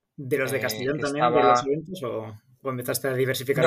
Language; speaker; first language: Spanish; native; Spanish